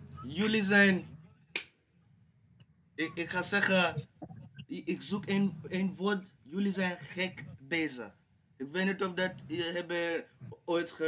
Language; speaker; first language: Dutch; non-native, fluent; English